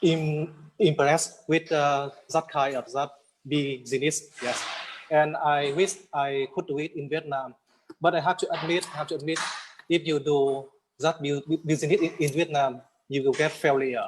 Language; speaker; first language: English; non-native, learner; Vietnamese